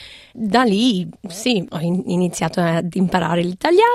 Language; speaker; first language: Italian; non-native, fluent; English